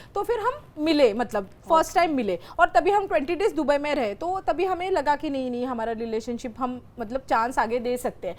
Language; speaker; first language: Hindi; non-native, local second language; Marathi